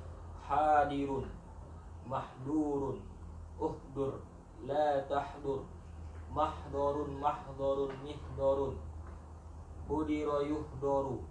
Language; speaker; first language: Arabic; non-native, learner; Indonesian